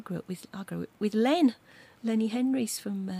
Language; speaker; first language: English; native; English